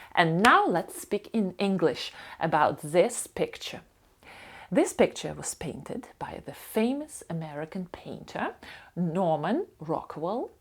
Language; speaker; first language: English; non-native, fluent; Ukrainian